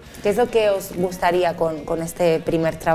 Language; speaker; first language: Spanish; native; Spanish